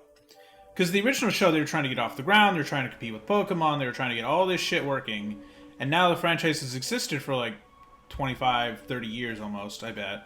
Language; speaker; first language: English; native; English